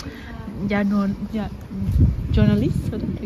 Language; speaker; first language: German; non-native, learner; Thai